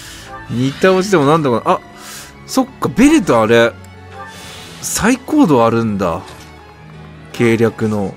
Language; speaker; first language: Japanese; native; Japanese